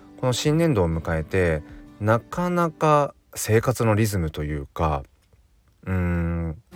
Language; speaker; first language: Japanese; native; Japanese